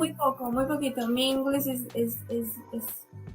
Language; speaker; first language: Spanish; non-native, learner; Portuguese